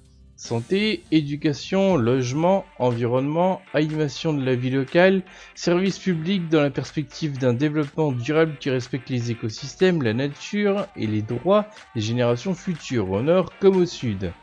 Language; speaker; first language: French; native; French